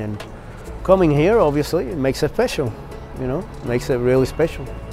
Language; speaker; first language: English; non-native, fluent; Spanish